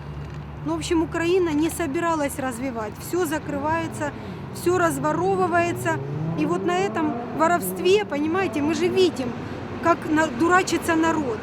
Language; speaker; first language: Russian; native; Russian